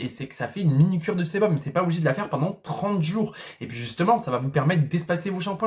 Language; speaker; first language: French; native; French